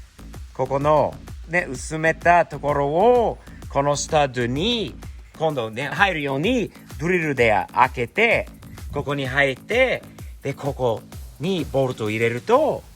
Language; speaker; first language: Japanese; non-native, fluent; English